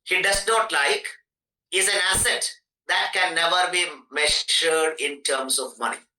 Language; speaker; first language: English; non-native, local second language; Malayalam